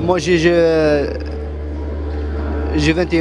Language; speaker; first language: French; non-native, learner; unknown